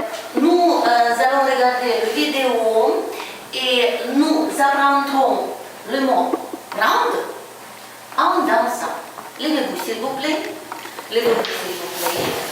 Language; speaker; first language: French; non-native, fluent; Ukrainian